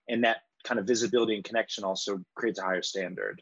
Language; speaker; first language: English; native; English